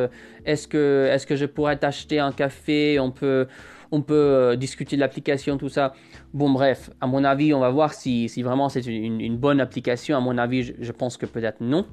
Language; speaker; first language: French; non-native, fluent; English